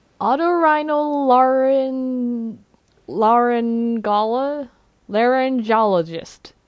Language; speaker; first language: Japanese; early bilingual, heritage; Japanese